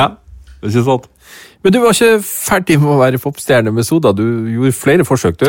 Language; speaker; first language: Norwegian; native; Norwegian